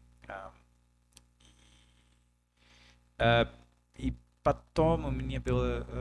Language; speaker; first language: Russian; non-native, learner; English